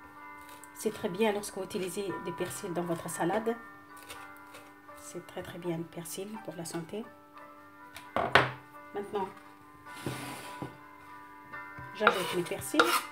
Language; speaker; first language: French; non-native, local second language; Arabic